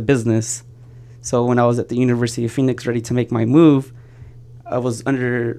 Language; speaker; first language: English; native; English